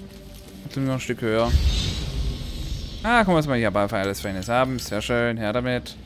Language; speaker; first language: German; native; German